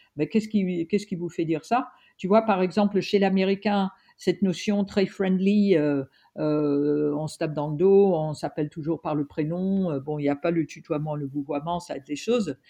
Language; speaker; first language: French; non-native, fluent; English